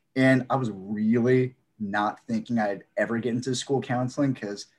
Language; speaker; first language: English; native; English